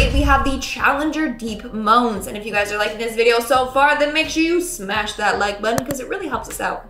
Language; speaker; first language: English; native; English